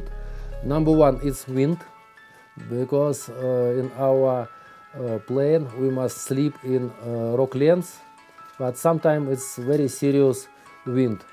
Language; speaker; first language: English; non-native, learner; Russian